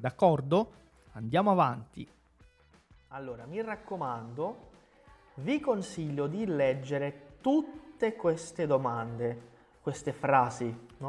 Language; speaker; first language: Italian; non-native, fluent; Portuguese